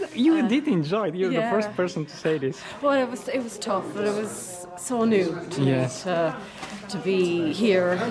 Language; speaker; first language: English; non-native, fluent; Bulgarian